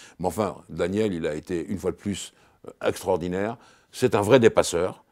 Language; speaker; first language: French; native; French